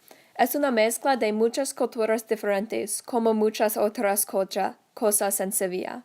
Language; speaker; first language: Spanish; non-native, learner; English